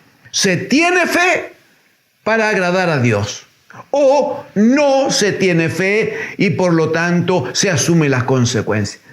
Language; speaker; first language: Spanish; native; Spanish